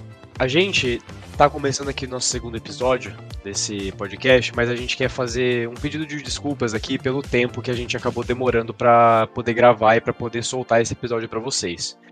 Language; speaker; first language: Portuguese; native; Portuguese